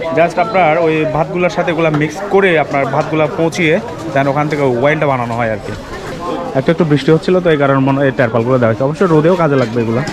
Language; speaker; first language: Bangla; native; Bangla